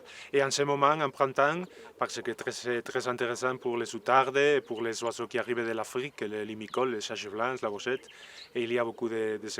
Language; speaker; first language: French; non-native, learner; Spanish